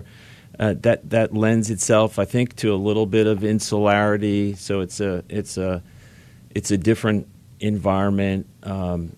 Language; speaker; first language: English; native; English